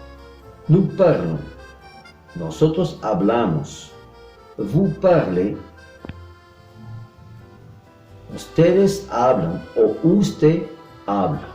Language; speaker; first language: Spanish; non-native, fluent; French